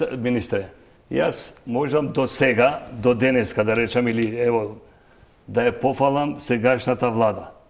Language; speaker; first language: Macedonian; non-native, local second language; Albanian